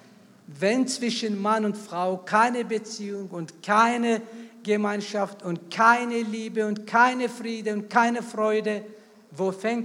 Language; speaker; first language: German; non-native, fluent; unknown